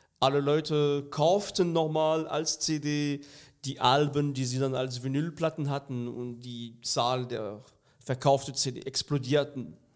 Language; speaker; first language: German; non-native, fluent; French